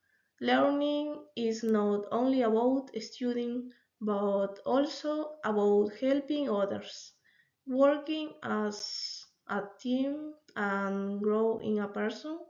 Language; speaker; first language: English; non-native, learner; Spanish